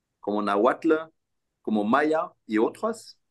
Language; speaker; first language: Spanish; non-native, fluent; French